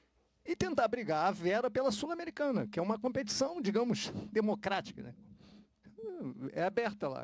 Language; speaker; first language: Portuguese; native; Portuguese